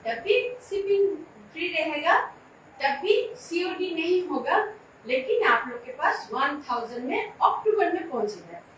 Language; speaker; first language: Hindi; non-native, local second language; Bangla